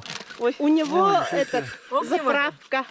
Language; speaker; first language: Russian; non-native, local second language; Yakut